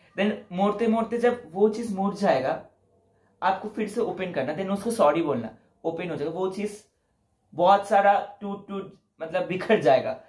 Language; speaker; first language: Hindi; non-native, local second language; Bangla